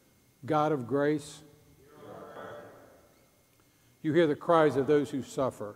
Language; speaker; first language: English; native; English